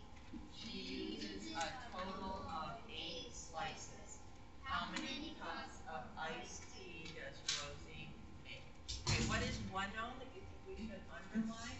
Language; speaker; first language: English; native; English